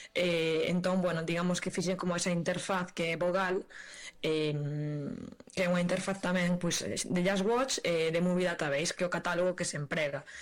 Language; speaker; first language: Galician; native; Galician